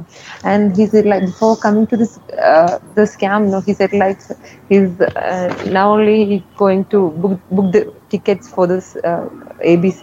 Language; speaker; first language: English; non-native, local second language; Malayalam